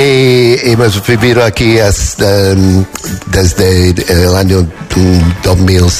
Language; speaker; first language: Spanish; non-native, fluent; English